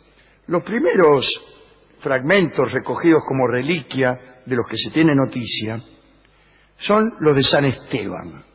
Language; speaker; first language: Spanish; native; Spanish